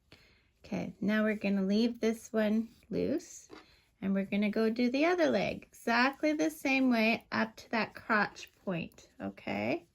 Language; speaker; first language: English; native; English